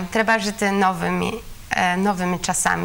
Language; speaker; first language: Ukrainian; non-native, learner; Polish